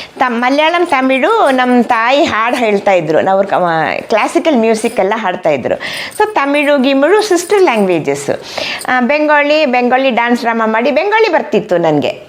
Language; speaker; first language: Kannada; non-native, local second language; Malayalam